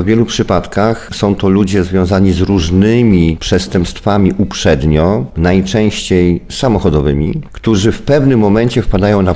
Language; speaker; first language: Polish; native; Polish